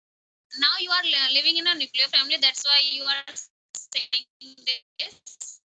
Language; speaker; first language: English; non-native, local second language; Hindi